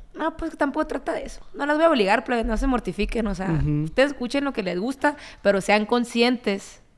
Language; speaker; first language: Spanish; native; Spanish